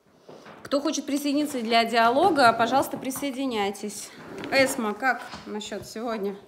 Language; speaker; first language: Russian; native; Russian